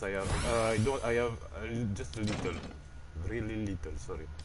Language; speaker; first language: English; non-native, learner; French